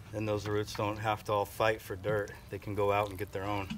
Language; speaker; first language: English; native; English